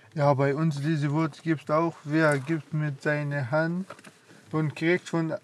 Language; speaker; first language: German; non-native, fluent; Persian